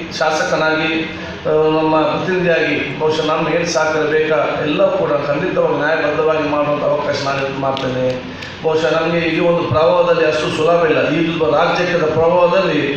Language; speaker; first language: Kannada; non-native, local second language; Malayalam